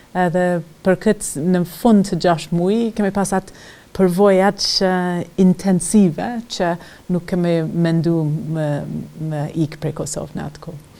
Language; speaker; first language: Albanian; non-native, fluent; English